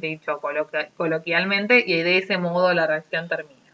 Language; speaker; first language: Spanish; native; Spanish